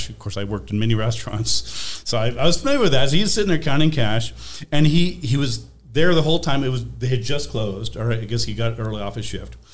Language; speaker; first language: English; native; English